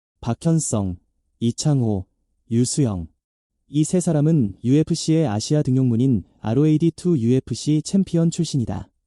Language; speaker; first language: Korean; native; Korean